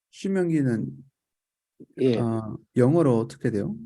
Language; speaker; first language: Korean; non-native, fluent; Spanish